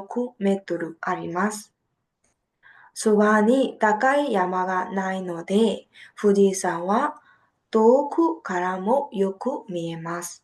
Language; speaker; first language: Japanese; non-native, fluent; Burmese